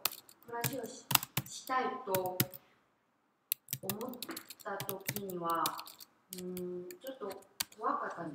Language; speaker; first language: Japanese; non-native, learner; Korean